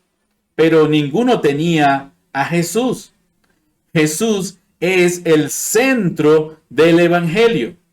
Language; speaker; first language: Spanish; non-native, fluent; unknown